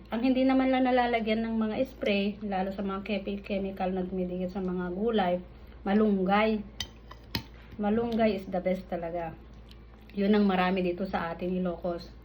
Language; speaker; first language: Filipino; non-native, local second language; Iloko